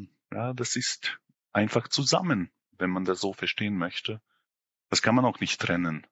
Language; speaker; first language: German; non-native, fluent; Hungarian